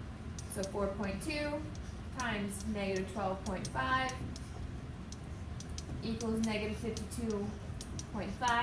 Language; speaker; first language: English; native; English